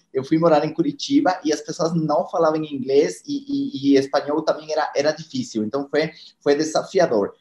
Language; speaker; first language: Portuguese; non-native, fluent; Spanish